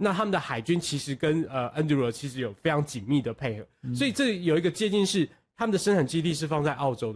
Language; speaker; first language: Chinese; native; Chinese